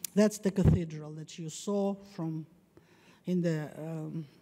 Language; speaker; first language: English; non-native, fluent; Russian